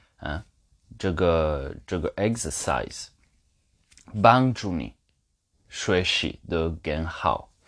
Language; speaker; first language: Chinese; non-native, learner; French